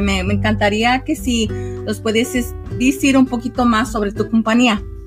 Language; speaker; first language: Spanish; early bilingual, heritage; Spanish